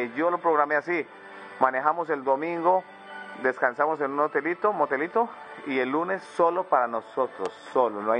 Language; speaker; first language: Spanish; native; Spanish